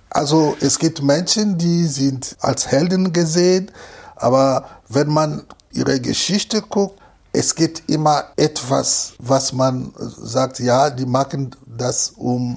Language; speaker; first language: German; non-native, fluent; Lingala